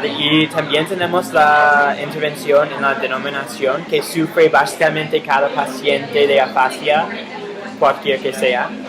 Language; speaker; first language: Spanish; non-native, fluent; English